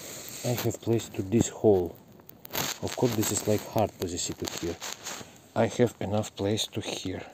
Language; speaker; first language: English; non-native, learner; Russian